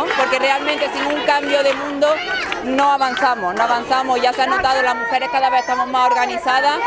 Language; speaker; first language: Spanish; native; Spanish